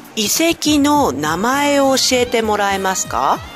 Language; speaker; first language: Japanese; native; Japanese